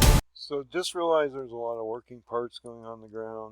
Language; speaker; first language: English; native; English